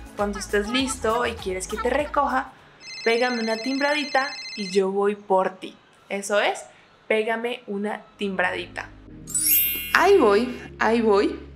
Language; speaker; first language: Spanish; native; Spanish